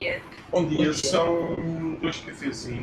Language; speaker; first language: Portuguese; native; Portuguese